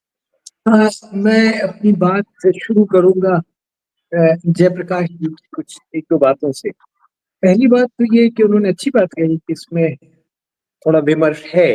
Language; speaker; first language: Hindi; native; Hindi